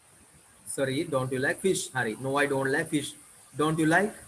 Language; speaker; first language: English; non-native, local second language; Sinhala